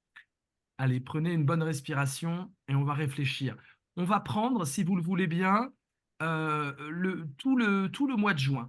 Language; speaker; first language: French; native; French